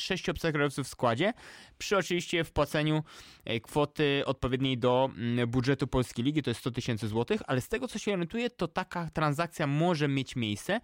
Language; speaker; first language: Polish; native; Polish